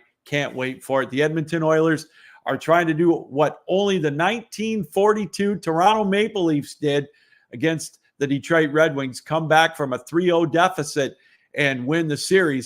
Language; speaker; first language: English; native; English